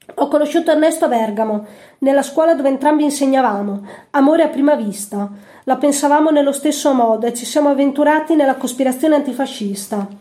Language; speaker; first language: Italian; native; Italian